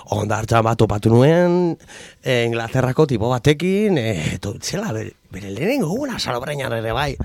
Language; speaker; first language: Basque; non-native, local second language; Spanish